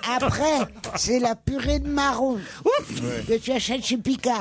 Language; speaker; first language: French; native; French